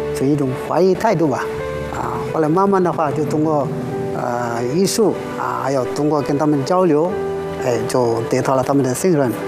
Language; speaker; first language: Chinese; non-native, fluent; Bambara